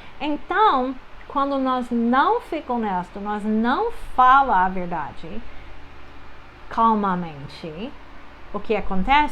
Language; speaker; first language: Portuguese; non-native, fluent; English